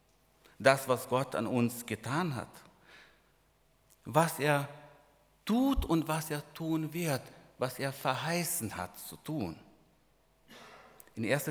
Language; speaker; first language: German; non-native, fluent; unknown